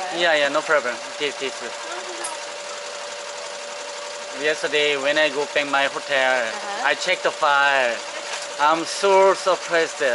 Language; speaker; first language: English; non-native, learner; Korean